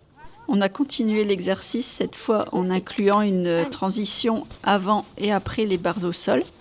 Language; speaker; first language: French; native; French